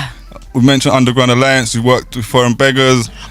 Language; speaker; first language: English; native; English